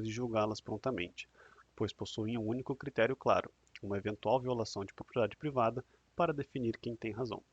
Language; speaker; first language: Portuguese; native; Portuguese